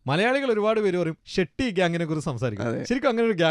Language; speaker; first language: Malayalam; native; Malayalam